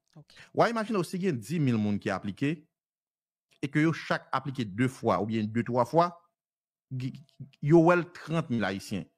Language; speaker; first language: French; non-native, local second language; Haitian Creole